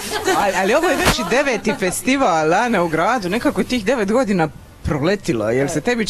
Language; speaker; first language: Croatian; native; Croatian